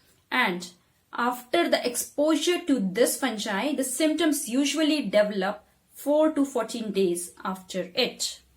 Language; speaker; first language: English; non-native, local second language; Hindi